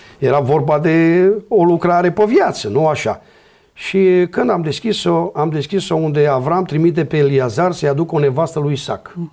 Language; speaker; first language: Romanian; native; Romanian